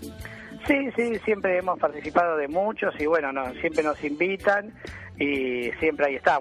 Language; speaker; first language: Spanish; native; Spanish